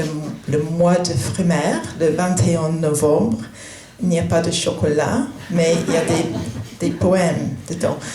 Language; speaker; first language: French; non-native, fluent; English